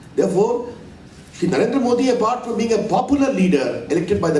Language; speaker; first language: English; non-native, local second language; Hindi